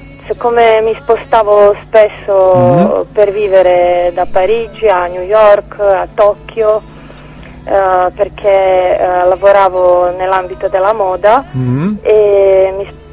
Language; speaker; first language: Italian; non-native, fluent; Croatian